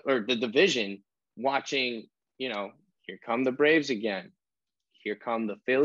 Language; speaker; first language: English; native; English